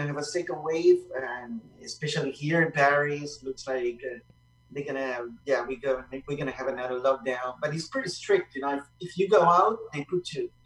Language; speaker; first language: English; non-native, fluent; Spanish